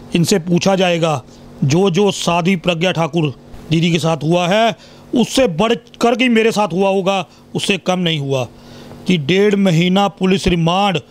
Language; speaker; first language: Hindi; non-native, local second language; Punjabi